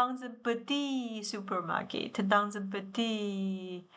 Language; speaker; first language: French; non-native, learner; Chinese